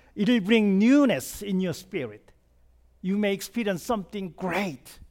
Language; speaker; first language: English; non-native, fluent; Korean